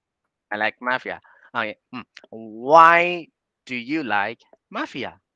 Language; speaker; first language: English; non-native, learner; Vietnamese